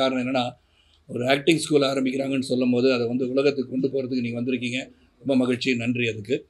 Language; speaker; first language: Tamil; native; Tamil